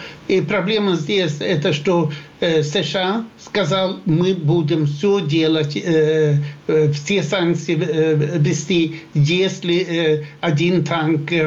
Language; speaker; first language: Russian; non-native, fluent; Swedish